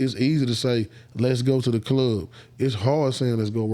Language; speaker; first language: English; native; English